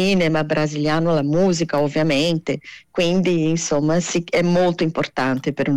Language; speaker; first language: Italian; non-native, fluent; Portuguese